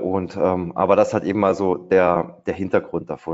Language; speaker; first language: German; native; German